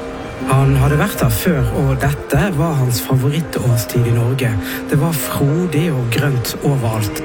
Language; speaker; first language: Norwegian; native; Norwegian